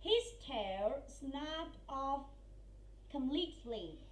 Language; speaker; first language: English; non-native, fluent; Vietnamese